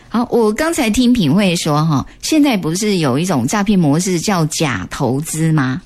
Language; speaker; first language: Chinese; native; Chinese